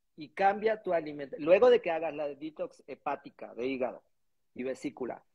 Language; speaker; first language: Spanish; native; Spanish